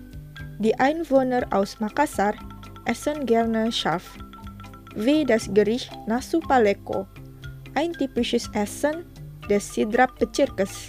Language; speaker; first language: German; non-native, fluent; Indonesian